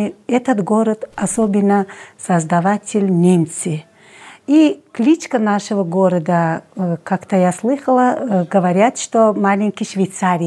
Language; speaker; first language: Russian; non-native, local second language; Tajik